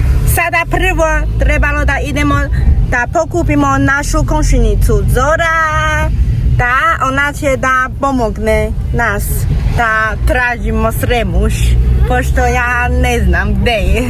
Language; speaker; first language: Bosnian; non-native, learner; Chinese